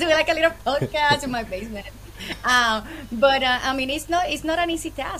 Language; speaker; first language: English; non-native, fluent; Spanish